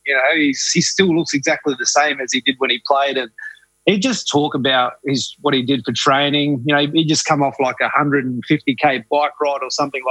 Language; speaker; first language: English; native; English